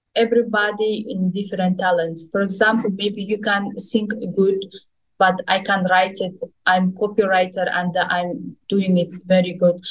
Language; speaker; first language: English; non-native, fluent; Russian